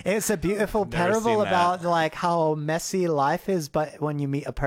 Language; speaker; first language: English; native; English